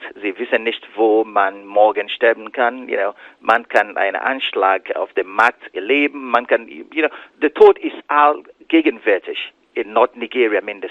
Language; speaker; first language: German; non-native, fluent; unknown